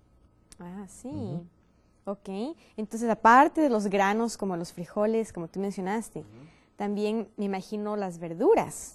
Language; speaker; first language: Spanish; native; Spanish